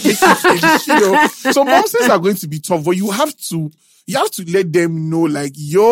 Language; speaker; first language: English; non-native, local second language; Yoruba